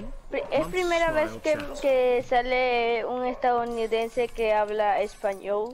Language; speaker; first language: Spanish; native; Spanish